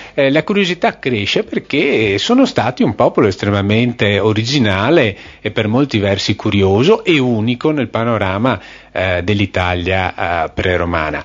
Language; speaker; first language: Italian; native; Italian